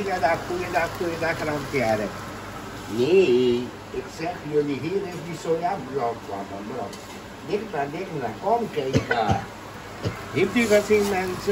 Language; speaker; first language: Dutch; non-native, local second language; Caribbean Hindustani